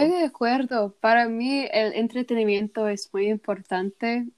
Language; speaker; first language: Spanish; non-native, learner; English